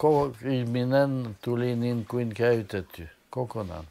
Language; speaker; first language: Finnish; non-native, fluent; French